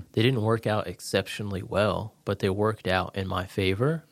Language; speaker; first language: English; native; English